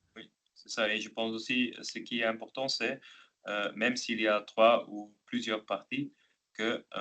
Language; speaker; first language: French; non-native, local second language; Dutch